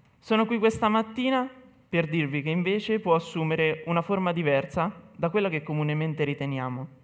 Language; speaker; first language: Italian; native; Italian